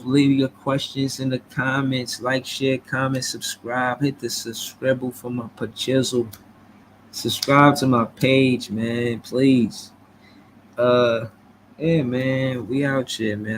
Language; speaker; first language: English; native; English